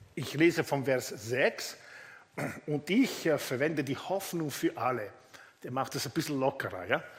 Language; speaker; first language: German; non-native, fluent; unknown